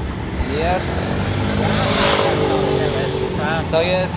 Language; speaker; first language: Polish; native; Polish